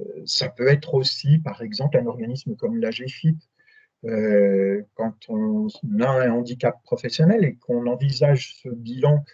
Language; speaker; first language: French; native; French